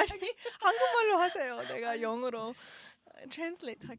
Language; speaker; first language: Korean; early bilingual, heritage; Korean